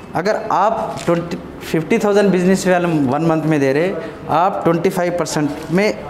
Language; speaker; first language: Hindi; non-native, local second language; Telugu